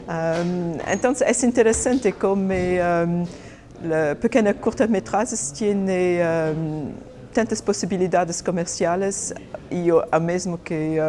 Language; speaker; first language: Spanish; non-native, fluent; Portuguese